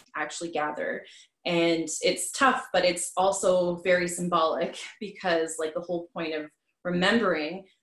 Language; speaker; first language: English; native; English